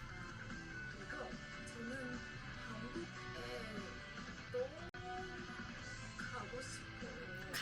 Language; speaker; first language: Korean; non-native, learner; English